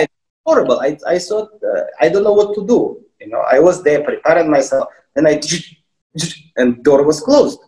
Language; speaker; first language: English; non-native, fluent; Russian